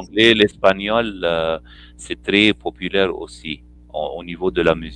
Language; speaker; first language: French; non-native, fluent; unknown